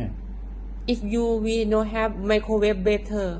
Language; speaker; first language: English; non-native, learner; Thai